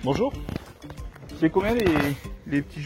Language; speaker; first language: French; native; French